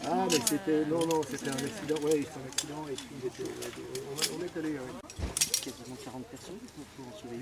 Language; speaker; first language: French; native; French